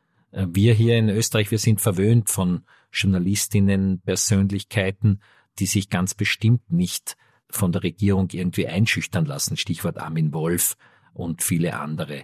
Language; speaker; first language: German; native; German